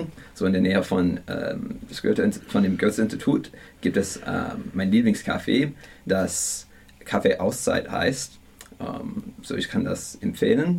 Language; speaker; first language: German; non-native, learner; English